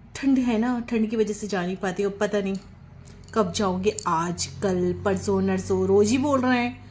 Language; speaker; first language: Hindi; non-native, local second language; Bangla